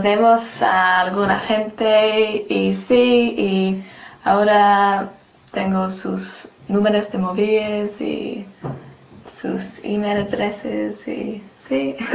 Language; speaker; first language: Spanish; non-native, learner; English